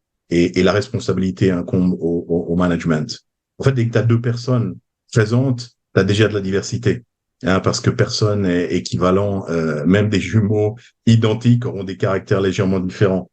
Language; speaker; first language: French; native; French